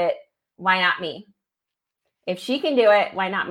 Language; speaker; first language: English; native; English